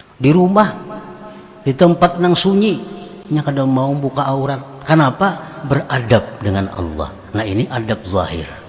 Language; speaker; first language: Indonesian; non-native, local second language; Banjar